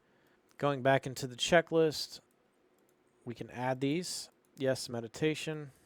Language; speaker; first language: English; native; English